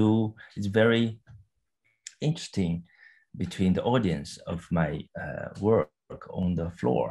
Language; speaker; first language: English; non-native, fluent; Chinese